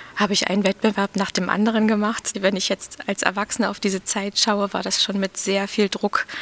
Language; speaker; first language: German; native; German